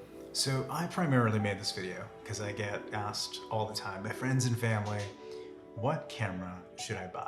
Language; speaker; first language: English; native; English